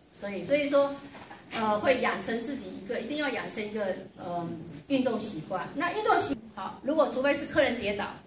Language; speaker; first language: Chinese; native; Chinese